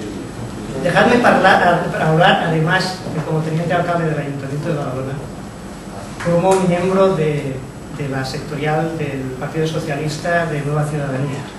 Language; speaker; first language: Spanish; native; Spanish